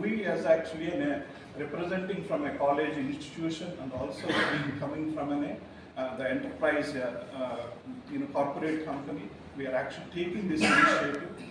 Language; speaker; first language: English; non-native, local second language; Telugu